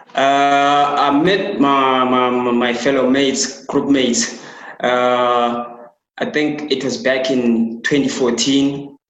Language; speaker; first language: English; non-native, local second language; Xhosa